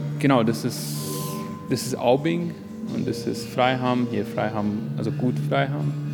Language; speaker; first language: German; non-native, fluent; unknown